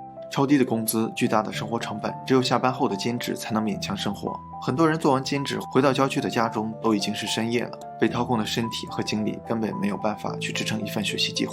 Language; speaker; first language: Chinese; native; Chinese